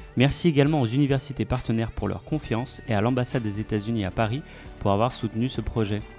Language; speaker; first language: French; native; French